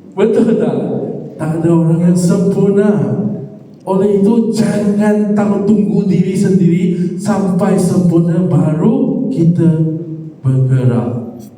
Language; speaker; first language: Malay; non-native, local second language; Chinese